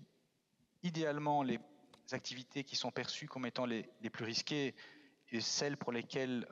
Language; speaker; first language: French; native; French